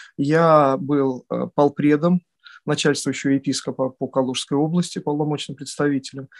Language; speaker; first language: Russian; native; Russian